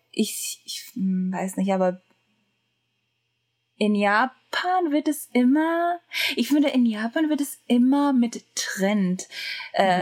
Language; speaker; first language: German; non-native, learner; Japanese